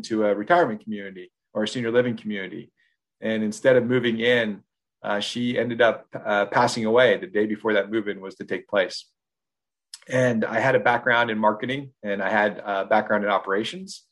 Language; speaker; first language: English; native; English